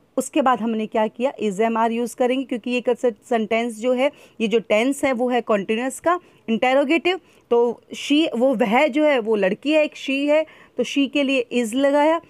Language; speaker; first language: Hindi; native; Hindi